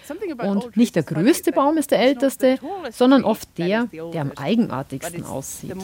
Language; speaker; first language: German; native; German